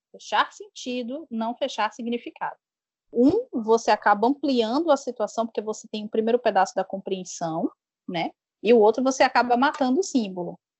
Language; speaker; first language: Portuguese; native; Portuguese